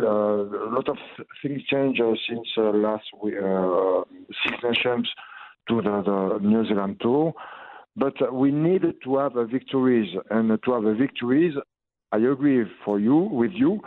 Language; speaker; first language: English; non-native, learner; French